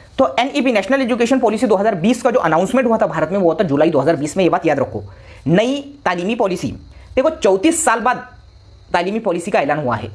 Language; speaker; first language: Hindi; non-native, local second language; Urdu